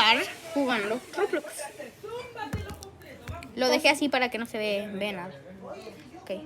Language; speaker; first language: Spanish; native; Spanish